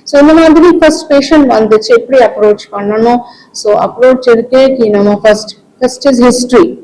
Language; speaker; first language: Tamil; non-native, local second language; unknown